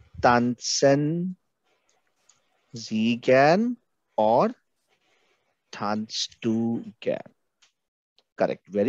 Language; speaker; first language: German; non-native, fluent; Hindi